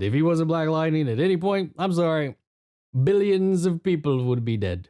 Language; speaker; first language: English; native; English